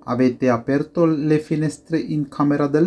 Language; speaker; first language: Italian; non-native, fluent; Sinhala